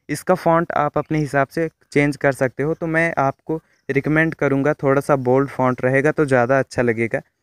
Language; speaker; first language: Hindi; native; Hindi